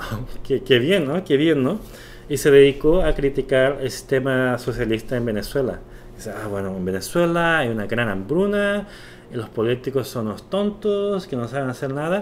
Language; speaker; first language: Spanish; non-native, fluent; Korean